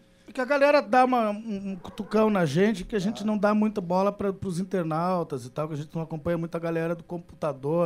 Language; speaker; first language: Portuguese; native; Portuguese